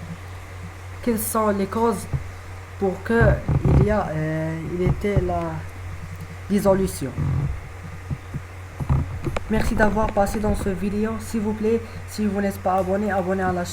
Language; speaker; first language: French; non-native, learner; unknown